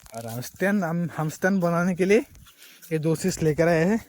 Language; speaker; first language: Hindi; non-native, local second language; Assamese